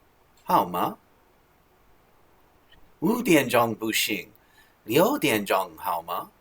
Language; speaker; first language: Chinese; non-native, learner; English